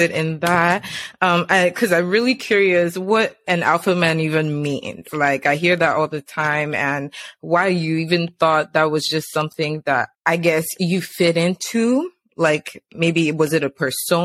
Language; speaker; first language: English; non-native, local second language; Yoruba